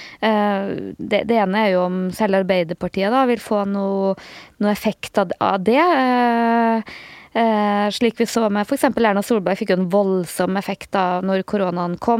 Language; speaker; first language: Norwegian; native; Norwegian